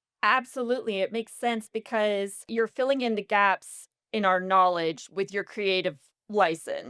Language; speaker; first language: English; native; English